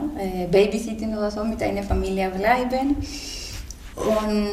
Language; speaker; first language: German; non-native, learner; Spanish